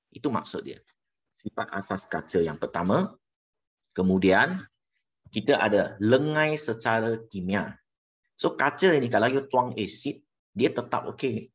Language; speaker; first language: Malay; non-native, local second language; Chinese